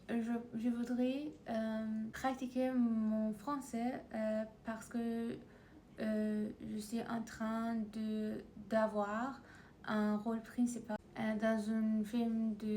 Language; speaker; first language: French; non-native, learner; Persian